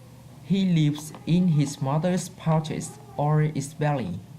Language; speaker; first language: English; non-native, fluent; Vietnamese